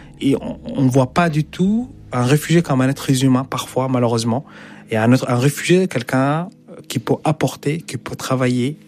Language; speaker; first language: French; non-native, fluent; Arabic